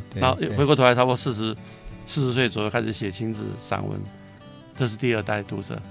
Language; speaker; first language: Chinese; native; Chinese